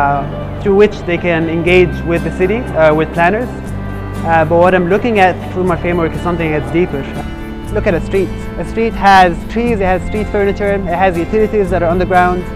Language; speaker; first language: English; non-native, fluent; Arabic